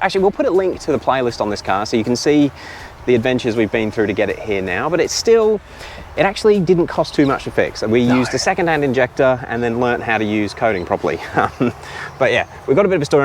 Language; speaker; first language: English; native; English